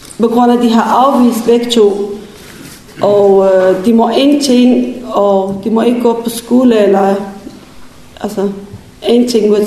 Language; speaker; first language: Danish; non-native, learner; Kurdish